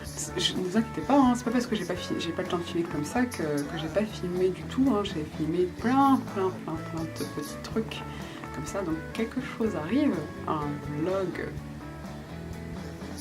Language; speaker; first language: French; native; French